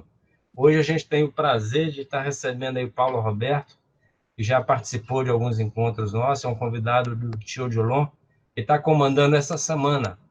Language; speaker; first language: Portuguese; native; Portuguese